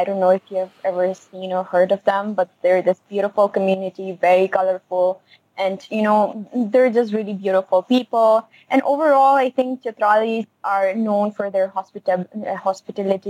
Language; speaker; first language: English; non-native, local second language; Khowar